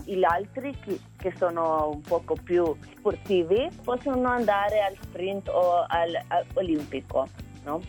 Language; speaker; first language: Italian; non-native, learner; Slovenian